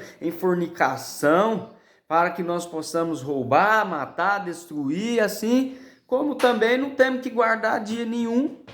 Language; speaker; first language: Portuguese; native; Portuguese